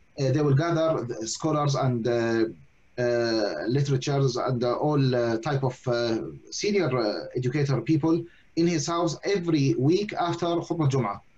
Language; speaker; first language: English; non-native, fluent; Arabic